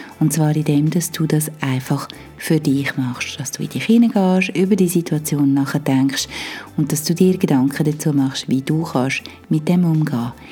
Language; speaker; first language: German; native; German